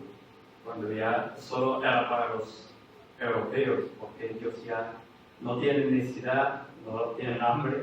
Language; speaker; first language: Spanish; non-native, fluent; Arabic